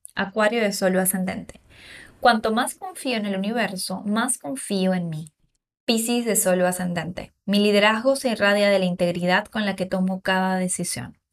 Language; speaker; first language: Spanish; native; Spanish